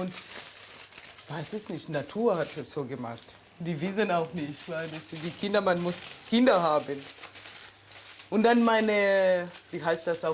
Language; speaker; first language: German; non-native, learner; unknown